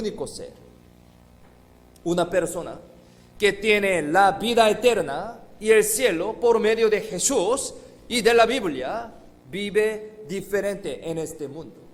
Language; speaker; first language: Spanish; non-native, fluent; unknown